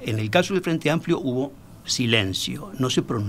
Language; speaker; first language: Spanish; native; Spanish